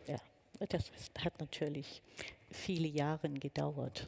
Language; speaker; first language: German; non-native, fluent; Danish